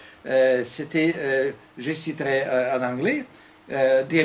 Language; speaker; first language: French; non-native, fluent; Russian